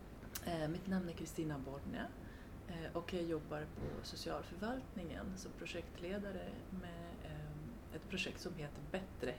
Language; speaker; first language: Swedish; non-native, fluent; Romanian